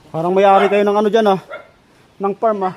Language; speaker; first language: Filipino; native; Filipino